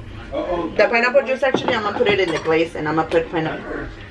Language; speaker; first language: English; early bilingual, other home language; Spanish